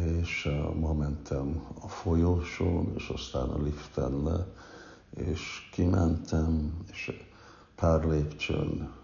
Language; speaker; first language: Hungarian; early bilingual, heritage; Hungarian